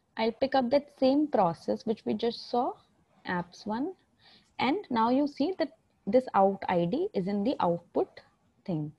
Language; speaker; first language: English; non-native, local second language; Hindi